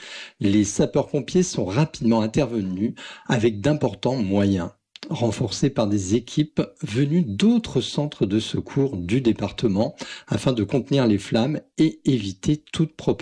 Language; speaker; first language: French; native; French